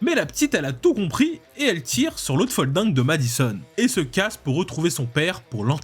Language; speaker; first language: French; native; French